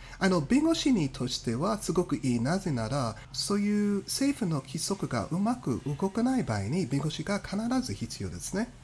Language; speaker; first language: Japanese; non-native, fluent; English